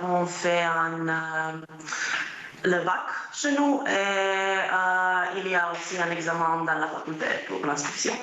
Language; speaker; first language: French; non-native, fluent; Croatian